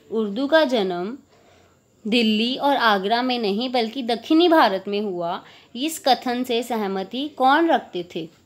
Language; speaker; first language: Hindi; native; Hindi